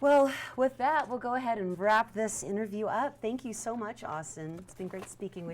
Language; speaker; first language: English; native; English